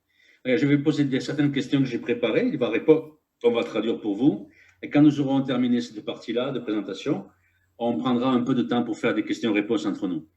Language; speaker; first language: French; native; French